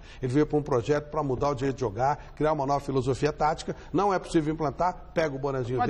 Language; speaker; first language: Portuguese; native; Portuguese